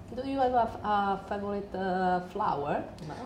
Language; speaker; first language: English; non-native, learner; Italian